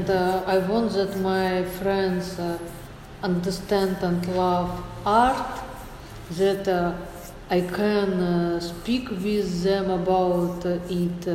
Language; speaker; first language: English; non-native, learner; Russian